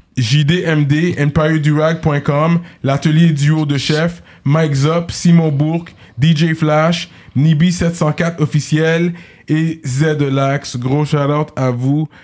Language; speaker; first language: French; native; French